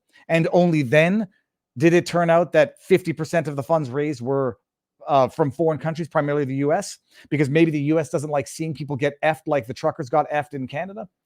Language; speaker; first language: English; native; English